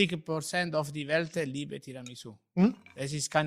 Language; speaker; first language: German; non-native, learner; Italian